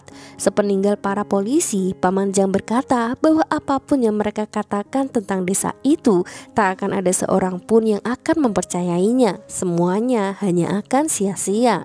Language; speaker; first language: Indonesian; native; Indonesian